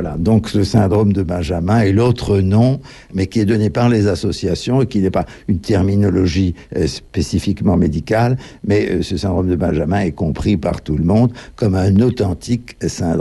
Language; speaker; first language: French; native; French